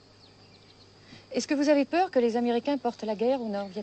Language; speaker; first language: French; native; French